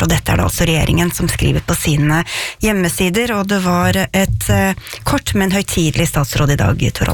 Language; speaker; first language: Norwegian; native; Norwegian